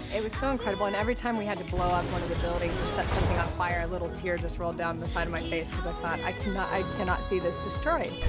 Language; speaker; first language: English; native; English